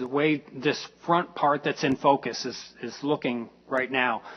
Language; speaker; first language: English; native; English